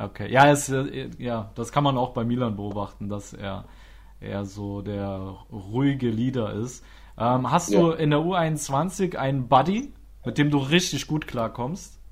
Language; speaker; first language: German; native; German